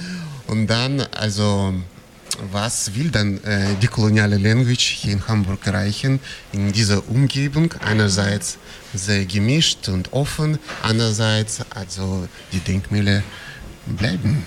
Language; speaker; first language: German; non-native, fluent; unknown